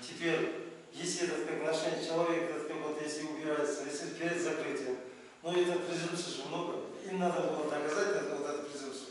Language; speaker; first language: Russian; non-native, local second language; Kazakh